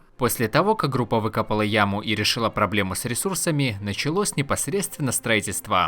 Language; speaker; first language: Russian; native; Russian